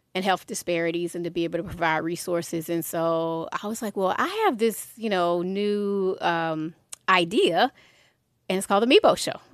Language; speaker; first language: English; native; English